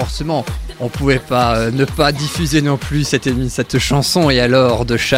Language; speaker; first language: French; native; French